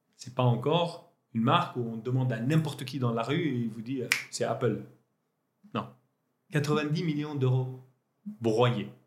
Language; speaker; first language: French; non-native, local second language; Arabic